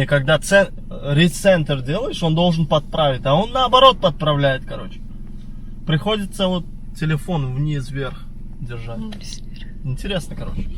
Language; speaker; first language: Russian; non-native, fluent; Turkmen